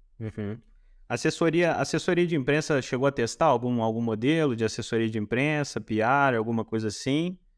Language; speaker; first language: Portuguese; native; Portuguese